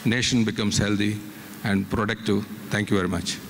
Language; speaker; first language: English; non-native, local second language; Telugu